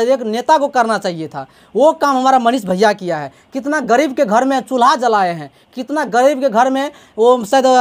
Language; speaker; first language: Hindi; native; Hindi